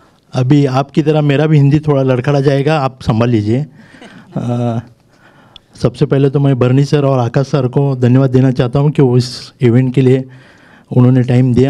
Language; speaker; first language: Hindi; non-native, fluent; Telugu